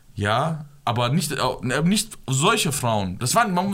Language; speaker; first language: German; early bilingual, other home language; Persian